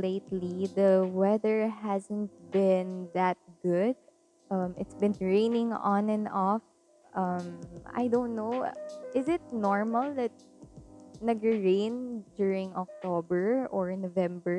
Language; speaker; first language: English; non-native, local second language; Filipino